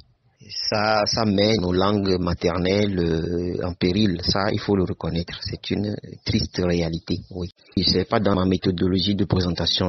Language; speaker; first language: French; non-native, local second language; Ewe